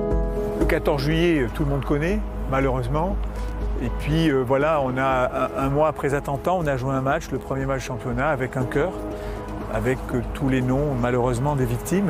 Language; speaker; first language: French; native; French